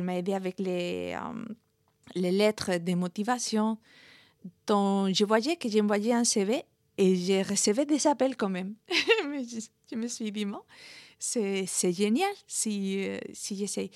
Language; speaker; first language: French; non-native, fluent; Spanish